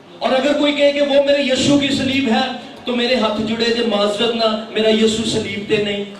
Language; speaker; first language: Urdu; non-native, local second language; Punjabi